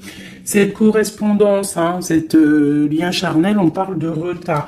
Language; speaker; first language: French; native; French